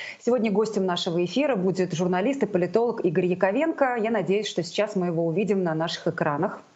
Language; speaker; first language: Russian; non-native, local second language; Tatar